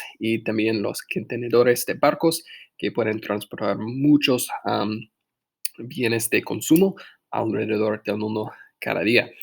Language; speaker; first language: Spanish; non-native, fluent; English